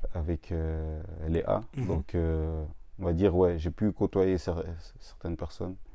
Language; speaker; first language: French; native; French